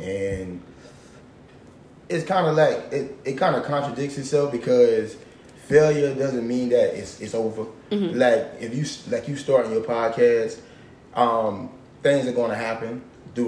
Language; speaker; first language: English; native; English